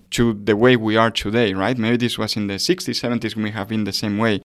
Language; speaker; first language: English; non-native, fluent; Spanish